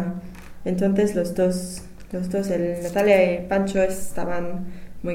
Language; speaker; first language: Spanish; non-native, learner; English